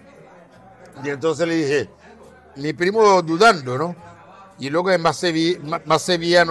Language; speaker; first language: Spanish; non-native, fluent; Haitian Creole